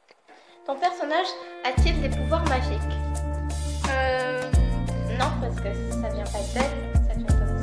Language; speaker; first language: French; native; French